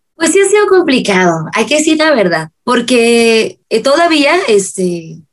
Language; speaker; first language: Spanish; native; Spanish